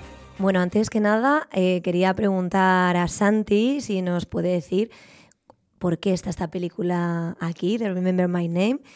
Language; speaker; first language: Spanish; native; Spanish